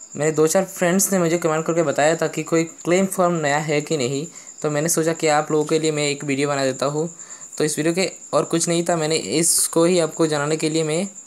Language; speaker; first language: Hindi; non-native, local second language; Bangla